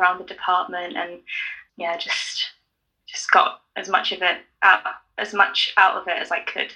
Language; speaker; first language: English; native; English